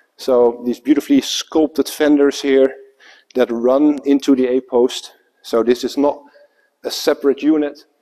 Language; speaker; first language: English; non-native, fluent; Dutch